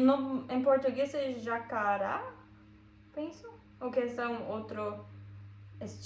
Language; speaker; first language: Portuguese; non-native, learner; German